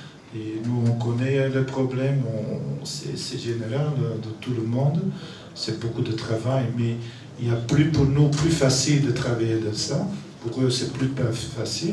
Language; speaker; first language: French; non-native, learner; Dutch